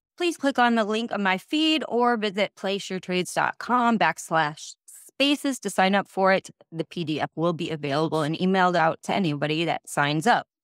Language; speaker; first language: English; native; English